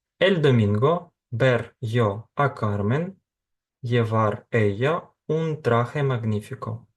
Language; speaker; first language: Spanish; non-native, fluent; Ukrainian